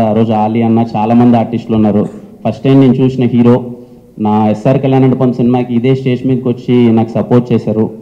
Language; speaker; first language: Telugu; native; Telugu